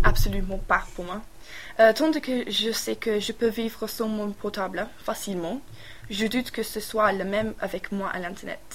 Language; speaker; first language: French; non-native, learner; English